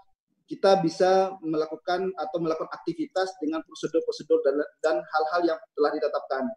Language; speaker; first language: Indonesian; native; Indonesian